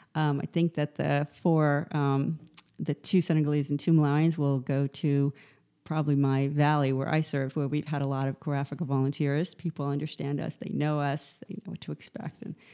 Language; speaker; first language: English; native; English